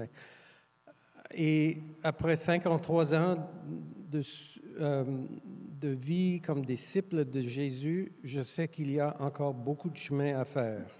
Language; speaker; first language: French; non-native, fluent; English